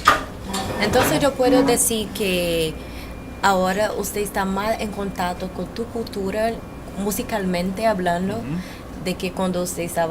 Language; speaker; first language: Spanish; non-native, learner; Portuguese